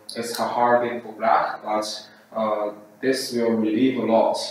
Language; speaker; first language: English; non-native, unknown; Chinese